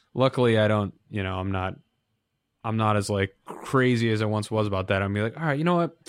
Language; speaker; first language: English; native; English